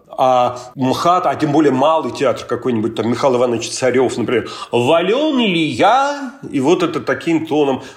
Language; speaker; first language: Russian; native; Russian